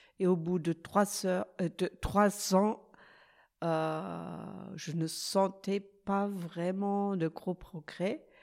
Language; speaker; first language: French; non-native, fluent; German